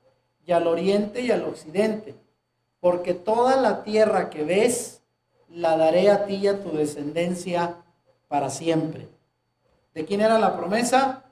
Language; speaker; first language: Spanish; native; Spanish